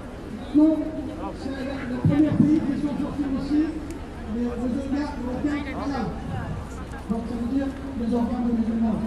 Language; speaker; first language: French; non-native, fluent; Uyghur